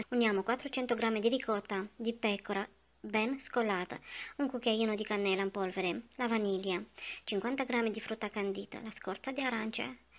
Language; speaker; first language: Italian; non-native, fluent; Romanian